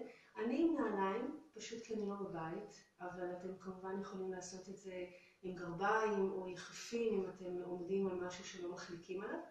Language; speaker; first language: Hebrew; native; Hebrew